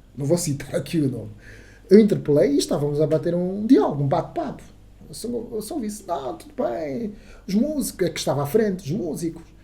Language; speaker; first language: Portuguese; non-native, local second language; Kongo